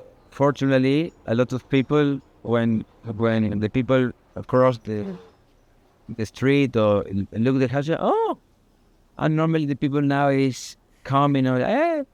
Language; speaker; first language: English; non-native, learner; Spanish